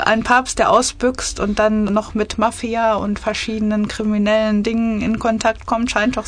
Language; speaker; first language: German; native; German